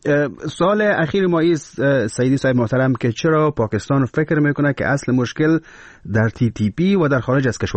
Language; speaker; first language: Persian; native; Persian